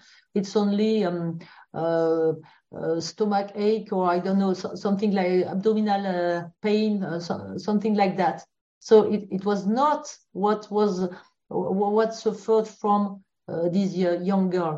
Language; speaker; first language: English; non-native, fluent; French